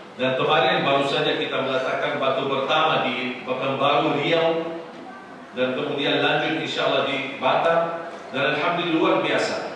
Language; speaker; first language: Indonesian; non-native, fluent; Arabic